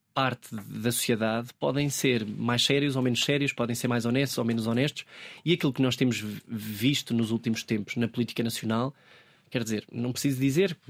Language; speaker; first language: Portuguese; native; Portuguese